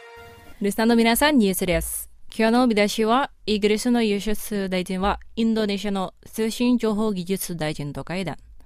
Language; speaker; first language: Japanese; non-native, fluent; Indonesian